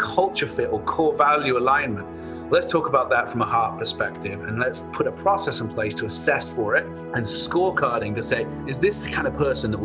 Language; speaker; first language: English; native; English